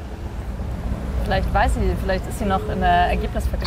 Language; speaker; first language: German; native; German